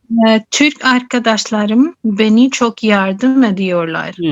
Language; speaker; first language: Turkish; non-native, learner; Urdu